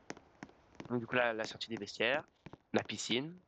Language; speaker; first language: French; native; French